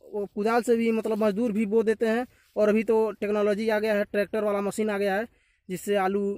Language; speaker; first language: Hindi; native; Hindi